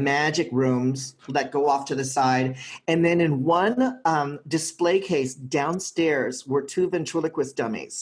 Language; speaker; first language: English; native; English